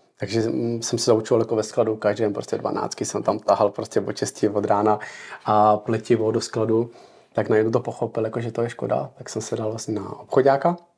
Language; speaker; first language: Czech; early bilingual, other home language; Ukrainian